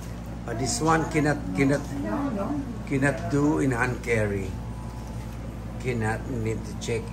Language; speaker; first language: English; non-native, learner; Filipino